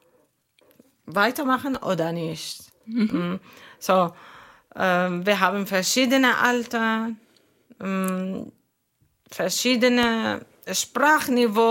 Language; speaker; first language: German; non-native, fluent; Arabic